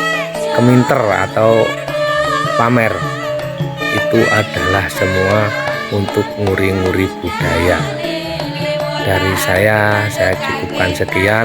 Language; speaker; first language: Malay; non-native, local second language; Javanese